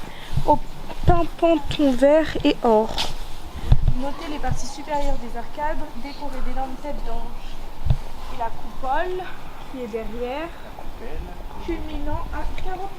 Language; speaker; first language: French; native; French